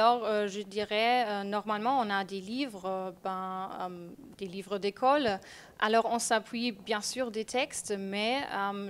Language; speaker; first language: French; non-native, fluent; German